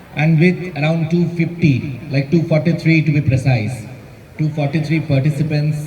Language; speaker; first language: English; non-native, local second language; Bangla